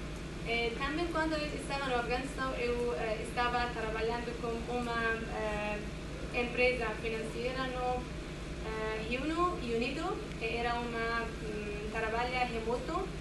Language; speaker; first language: Portuguese; non-native, learner; Persian